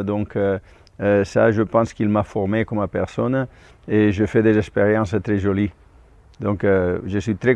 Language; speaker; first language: French; non-native, fluent; Spanish